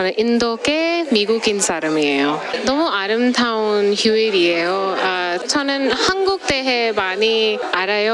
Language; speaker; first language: Korean; non-native, learner; English